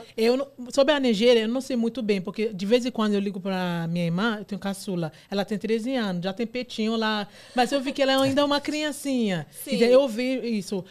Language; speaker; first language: Portuguese; non-native, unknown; Yoruba